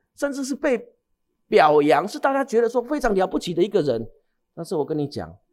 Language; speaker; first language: Chinese; native; Chinese